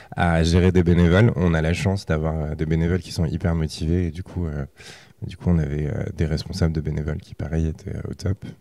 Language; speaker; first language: French; native; French